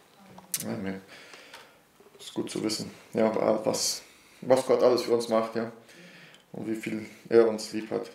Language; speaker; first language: German; non-native, fluent; Portuguese